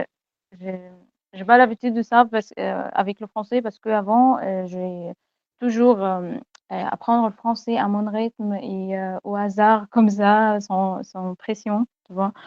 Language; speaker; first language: French; non-native, fluent; Arabic